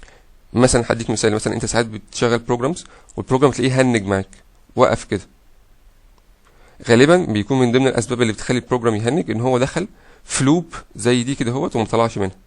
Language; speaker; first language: Arabic; native; Arabic